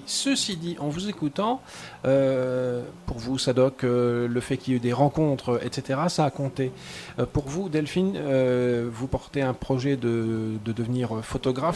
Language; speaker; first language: French; native; French